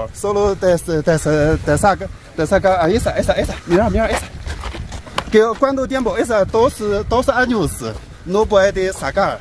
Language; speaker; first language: Spanish; non-native, learner; Chinese